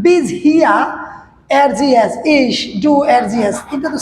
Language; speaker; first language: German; non-native, fluent; Bangla